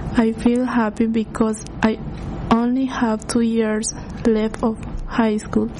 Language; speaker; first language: English; non-native, learner; Spanish